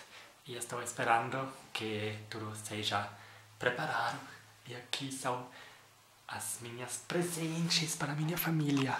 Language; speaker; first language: Portuguese; non-native, fluent; German